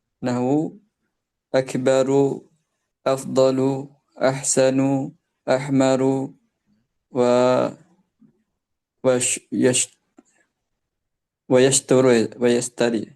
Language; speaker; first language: Arabic; non-native, learner; Indonesian